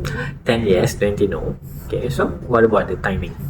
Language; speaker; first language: English; non-native, local second language; Malay